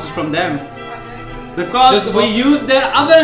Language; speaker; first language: English; non-native, local second language; Urdu